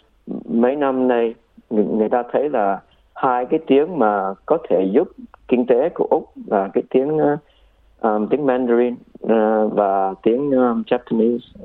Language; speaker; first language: Vietnamese; early bilingual, heritage; Vietnamese